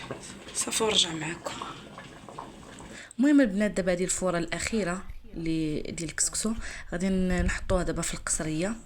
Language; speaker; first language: Arabic; native; Arabic